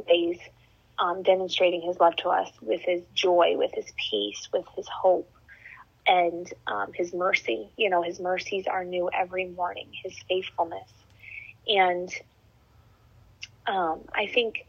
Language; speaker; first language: English; native; English